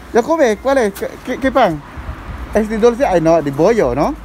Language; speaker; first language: Spanish; non-native, learner; Filipino